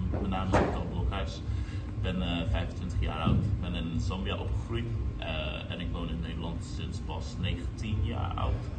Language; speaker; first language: Dutch; early bilingual, heritage; English